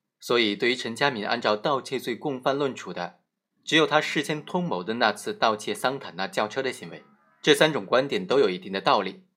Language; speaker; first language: Chinese; native; Chinese